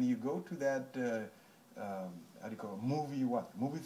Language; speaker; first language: English; non-native, fluent; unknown